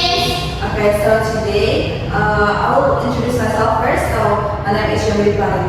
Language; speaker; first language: English; non-native, learner; Indonesian